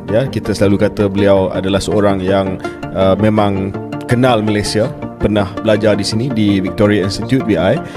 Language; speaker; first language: Malay; native; Malay